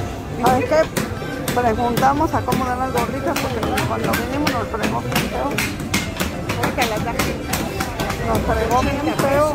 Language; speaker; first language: Spanish; native; Spanish